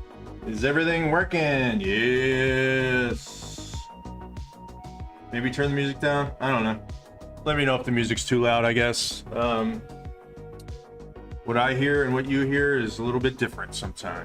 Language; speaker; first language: English; native; English